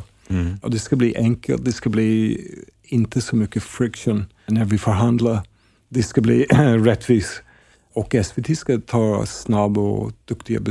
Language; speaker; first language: Swedish; non-native, fluent; English